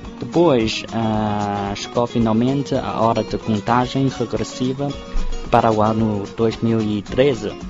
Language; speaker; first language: Portuguese; non-native, fluent; Chinese